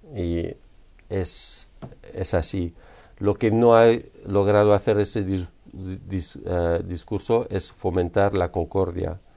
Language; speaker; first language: Spanish; non-native, fluent; French